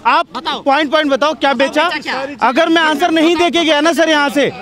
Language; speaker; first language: Hindi; native; Hindi